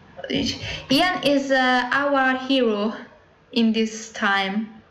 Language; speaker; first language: English; non-native, learner; Italian